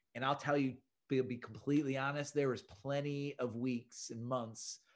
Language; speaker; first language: English; native; English